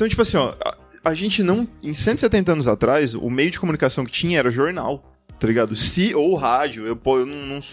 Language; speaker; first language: Portuguese; native; Portuguese